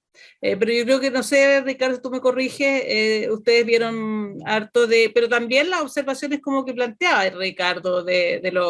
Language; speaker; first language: Spanish; native; Spanish